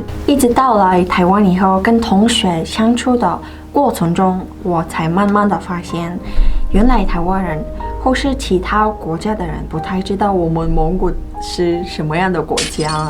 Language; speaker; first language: Chinese; non-native, fluent; Mongolian